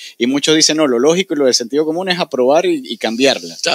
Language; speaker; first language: Spanish; native; Spanish